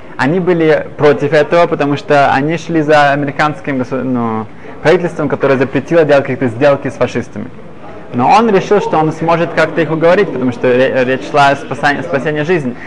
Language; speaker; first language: Russian; early bilingual, other home language; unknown